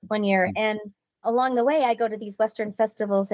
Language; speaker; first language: English; native; English